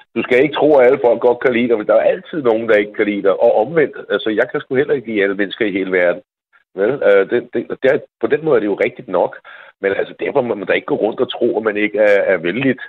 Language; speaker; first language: Danish; non-native, fluent; Dutch